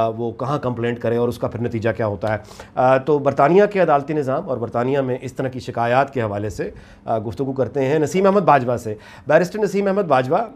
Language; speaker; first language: Urdu; native; Urdu